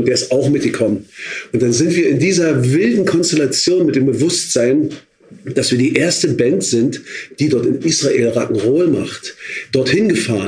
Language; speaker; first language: German; native; German